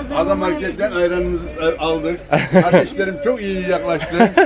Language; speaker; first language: Turkish; native; Turkish